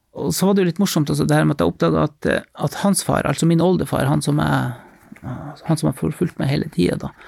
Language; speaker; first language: Norwegian; native; Norwegian